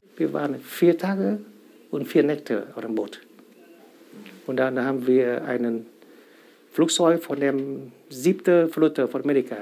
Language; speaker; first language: German; non-native, learner; Vietnamese